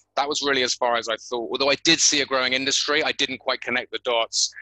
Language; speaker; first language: English; native; English